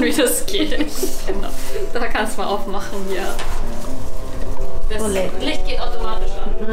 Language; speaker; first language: German; native; German